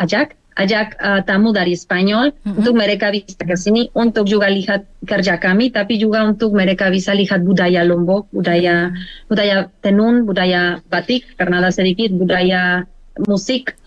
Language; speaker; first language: Indonesian; non-native, learner; Spanish